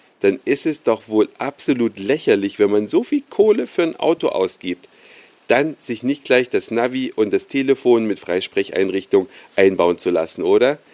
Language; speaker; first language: German; native; German